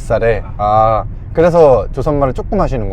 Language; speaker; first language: Korean; native; Korean